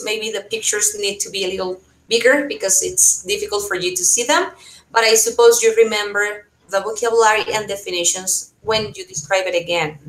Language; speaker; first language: English; non-native, fluent; Spanish